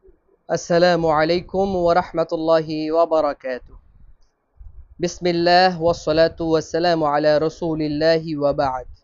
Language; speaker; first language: Arabic; non-native, fluent; Bangla